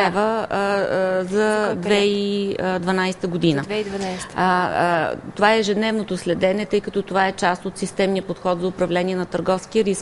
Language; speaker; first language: Bulgarian; native; Bulgarian